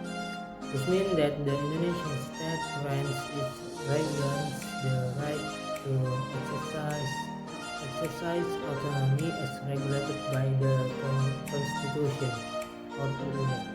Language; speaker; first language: English; non-native, learner; Indonesian